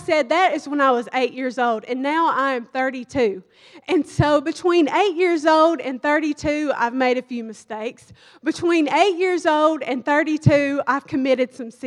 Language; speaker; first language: English; native; English